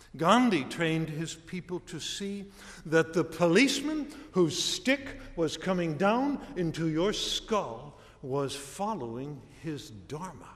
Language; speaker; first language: English; native; English